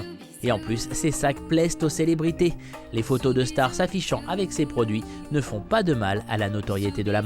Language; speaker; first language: French; native; French